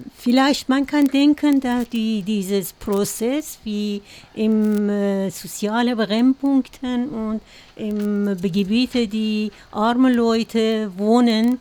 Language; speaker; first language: German; non-native, learner; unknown